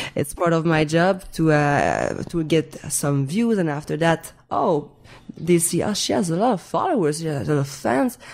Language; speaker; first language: English; non-native, fluent; French